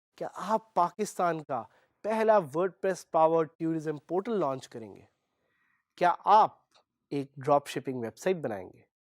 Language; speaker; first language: Urdu; native; Urdu